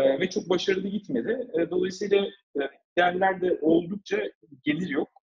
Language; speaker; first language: Turkish; early bilingual, heritage; Turkish